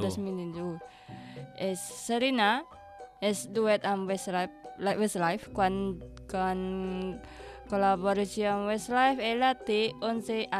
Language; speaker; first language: Catalan; non-native, learner; Indonesian